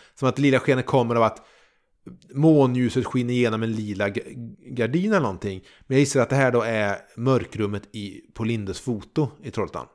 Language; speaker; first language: Swedish; native; Swedish